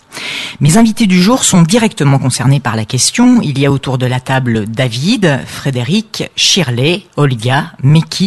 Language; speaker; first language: French; native; French